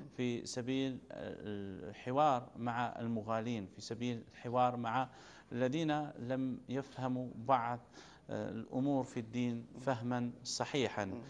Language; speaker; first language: Arabic; native; Arabic